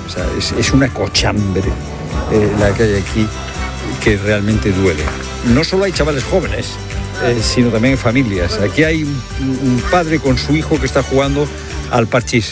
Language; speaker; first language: Spanish; native; Spanish